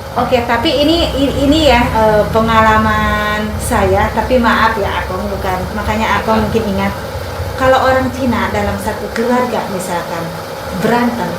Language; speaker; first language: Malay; non-native, local second language; Sundanese